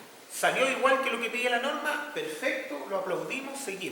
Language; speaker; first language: Spanish; native; Spanish